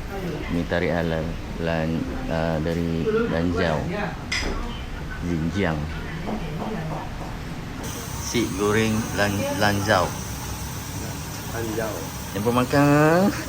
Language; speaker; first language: Malay; native; Malay